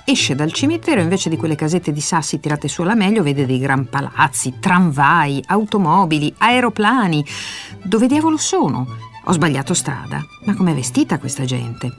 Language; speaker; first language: Italian; native; Italian